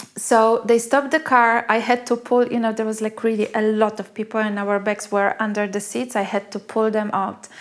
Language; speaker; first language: English; non-native, fluent; Polish